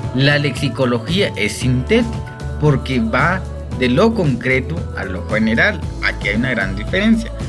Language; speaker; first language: Spanish; non-native, local second language; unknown